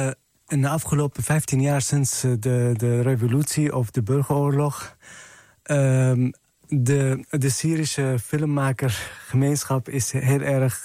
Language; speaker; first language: Dutch; non-native, fluent; Arabic